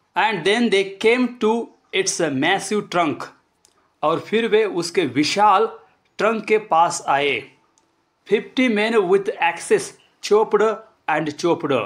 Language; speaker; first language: Hindi; non-native, local second language; Marathi